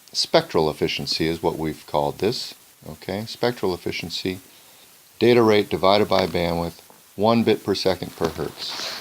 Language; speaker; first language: English; native; English